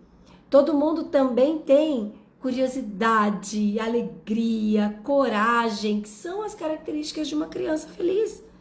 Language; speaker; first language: Portuguese; native; Portuguese